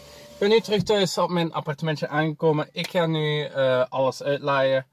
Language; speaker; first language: Dutch; native; Dutch